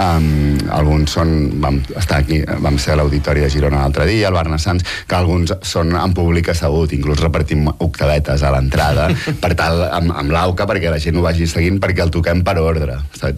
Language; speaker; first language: Catalan; native; Catalan